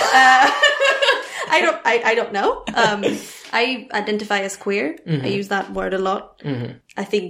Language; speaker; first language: English; non-native, fluent; Spanish